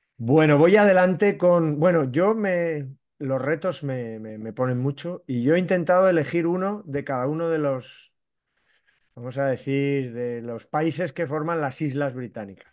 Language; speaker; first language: Spanish; native; Spanish